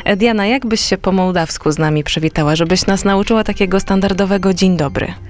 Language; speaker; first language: Polish; native; Polish